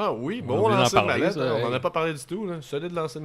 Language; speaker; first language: French; native; French